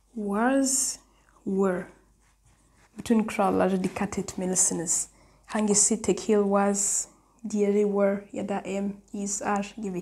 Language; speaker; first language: Turkish; non-native, learner; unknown